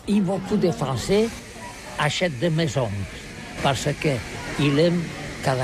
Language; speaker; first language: French; non-native, learner; Catalan